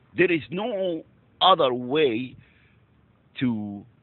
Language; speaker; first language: English; non-native, fluent; Arabic